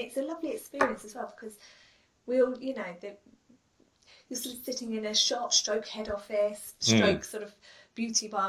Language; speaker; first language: English; native; English